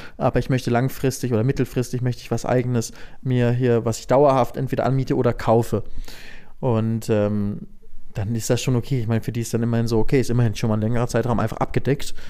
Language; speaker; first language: German; native; German